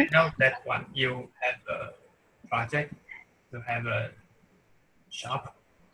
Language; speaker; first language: English; non-native, learner; Chinese